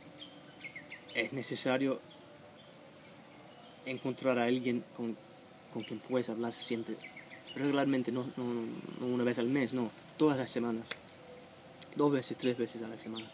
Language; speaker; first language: Spanish; non-native, fluent; English